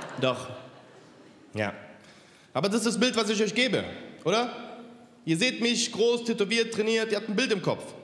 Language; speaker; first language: German; native; German